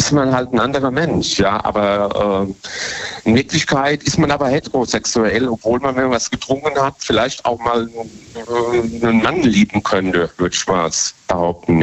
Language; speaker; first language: German; native; German